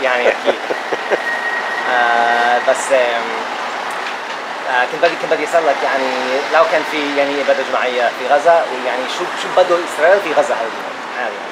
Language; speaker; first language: Arabic; non-native, learner; English